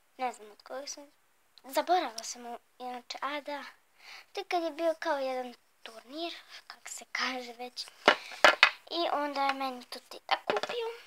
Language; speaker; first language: Bosnian; early bilingual, heritage; Bosnian